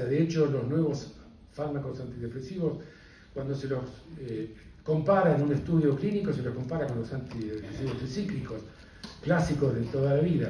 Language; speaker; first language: Spanish; native; Spanish